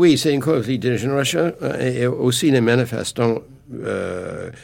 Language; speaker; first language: French; non-native, fluent; English